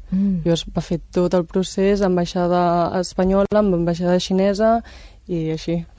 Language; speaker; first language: Catalan; early bilingual, other home language; Chinese